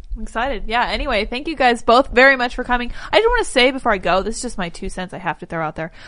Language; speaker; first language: English; native; English